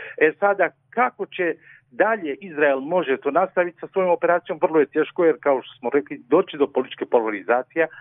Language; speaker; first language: Serbian; non-native, fluent; Arabic